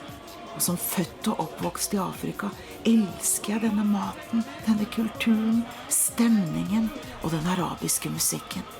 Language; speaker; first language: Norwegian; early bilingual, heritage; Norwegian